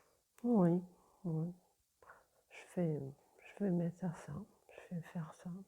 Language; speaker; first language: French; non-native, fluent; Portuguese